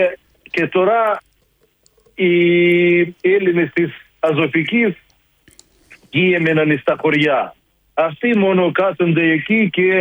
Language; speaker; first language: Greek; non-native, learner; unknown